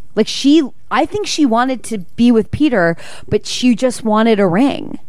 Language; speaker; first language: English; native; English